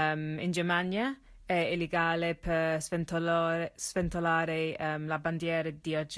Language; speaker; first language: Italian; non-native, learner; English